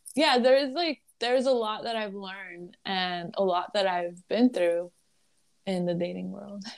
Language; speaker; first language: English; early bilingual, other home language; Arabic